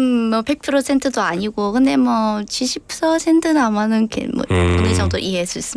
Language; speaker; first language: Korean; non-native, learner; Vietnamese